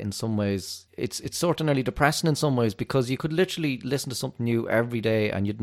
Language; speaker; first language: English; native; English